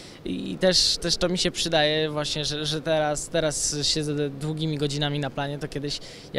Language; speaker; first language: Polish; native; Polish